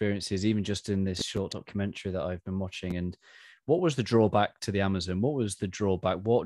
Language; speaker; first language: English; native; English